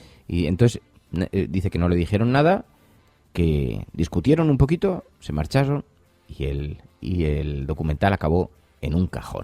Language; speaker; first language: Spanish; native; Spanish